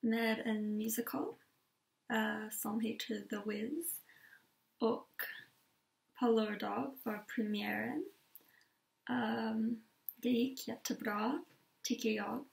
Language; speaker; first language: Swedish; non-native, learner; English